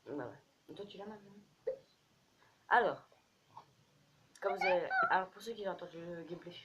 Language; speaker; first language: French; native; French